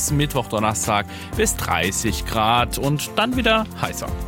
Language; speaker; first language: German; native; German